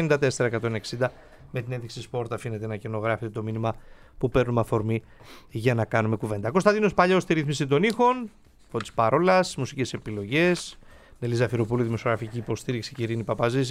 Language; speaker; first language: Greek; native; Greek